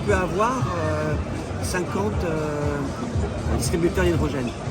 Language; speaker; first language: French; native; French